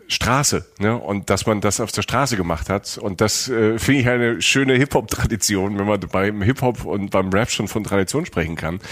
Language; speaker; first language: German; native; German